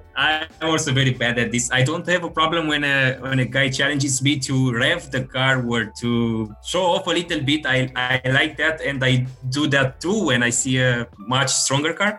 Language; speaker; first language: English; non-native, fluent; Romanian